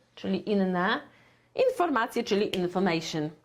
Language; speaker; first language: Polish; native; Polish